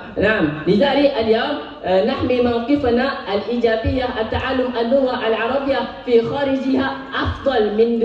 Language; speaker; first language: Arabic; non-native, learner; Malay